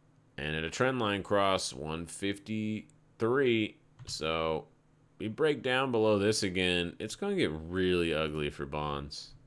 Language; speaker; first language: English; native; English